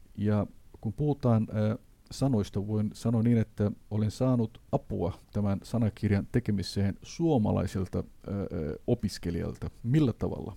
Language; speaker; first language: Finnish; non-native, fluent; Somali